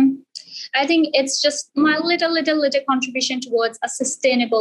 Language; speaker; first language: English; non-native, local second language; Punjabi